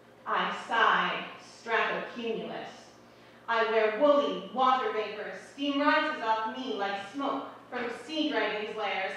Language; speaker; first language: English; native; English